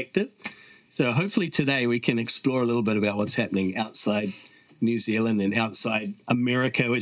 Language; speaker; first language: English; native; English